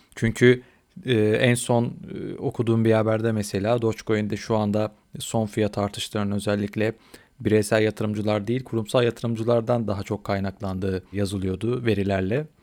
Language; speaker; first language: Turkish; native; Turkish